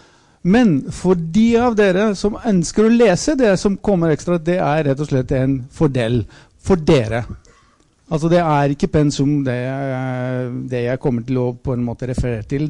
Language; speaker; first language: Norwegian; non-native, fluent; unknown